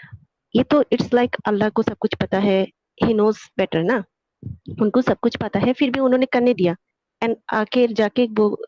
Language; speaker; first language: Hindi; non-native, fluent; Bangla